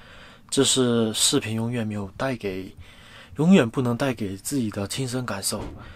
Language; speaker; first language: Chinese; native; Chinese